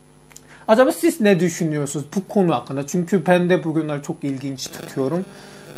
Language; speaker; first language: Turkish; non-native, learner; Korean